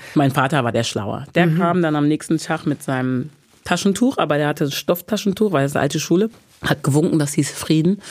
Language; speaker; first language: German; early bilingual, other home language; English